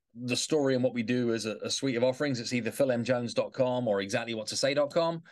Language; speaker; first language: English; native; English